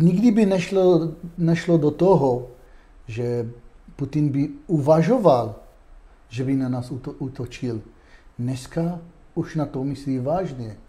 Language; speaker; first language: Czech; non-native, fluent; Hebrew